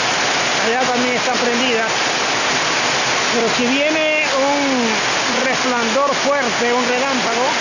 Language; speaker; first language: Spanish; native; Spanish